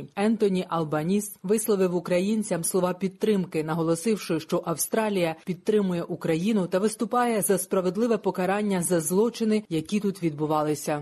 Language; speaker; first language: Ukrainian; native; Ukrainian